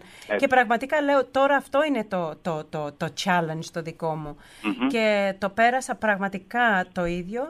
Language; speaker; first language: Greek; early bilingual, heritage; Greek